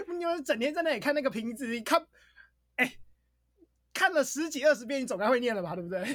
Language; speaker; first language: Chinese; native; Chinese